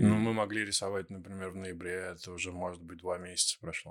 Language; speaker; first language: Russian; native; Russian